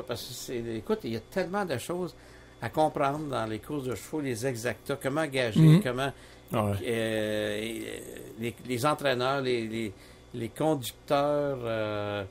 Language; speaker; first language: French; native; French